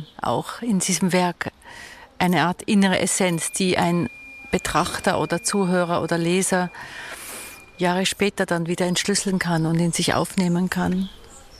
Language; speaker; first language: German; native; German